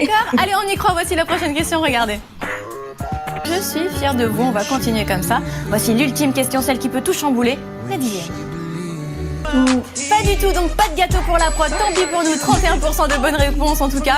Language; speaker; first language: French; native; French